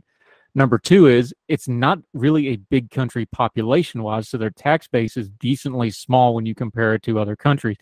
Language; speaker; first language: English; native; English